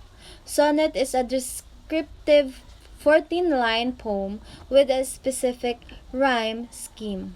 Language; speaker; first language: English; non-native, fluent; Filipino